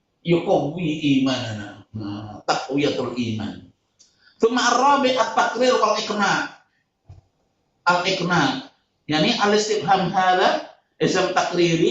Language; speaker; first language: Arabic; non-native, fluent; Indonesian